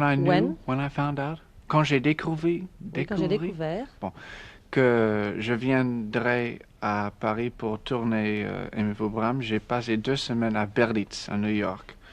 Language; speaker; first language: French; non-native, learner; English